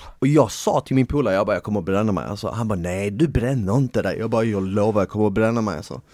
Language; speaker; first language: Swedish; early bilingual, other home language; Bosnian